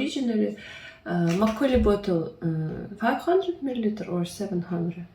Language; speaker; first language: English; non-native, learner; Russian